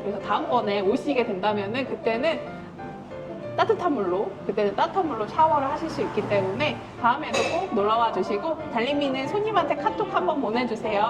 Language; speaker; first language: Korean; native; Korean